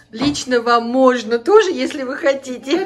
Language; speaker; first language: Russian; native; Russian